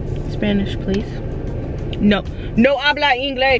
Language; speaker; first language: Spanish; non-native, learner; English